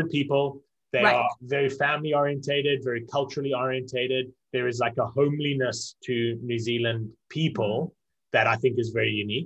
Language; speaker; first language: English; native; English